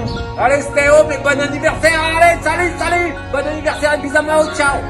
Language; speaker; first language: French; native; French